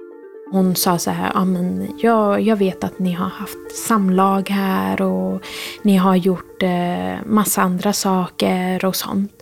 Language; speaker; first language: Swedish; early bilingual, other home language; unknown